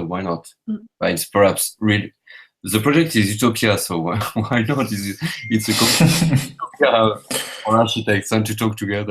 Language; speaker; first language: English; non-native, learner; French